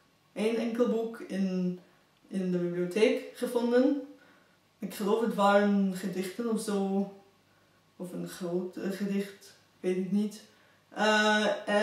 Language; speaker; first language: Dutch; non-native, fluent; Bulgarian